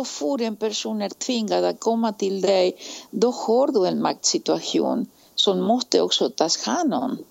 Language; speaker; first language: Swedish; non-native, fluent; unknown